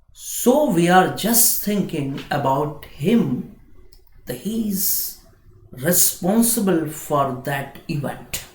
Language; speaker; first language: English; non-native, local second language; Hindi